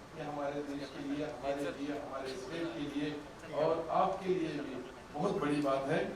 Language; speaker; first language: Hindi; non-native, local second language; Urdu